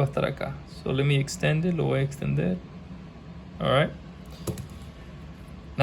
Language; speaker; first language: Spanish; early bilingual, heritage; Spanish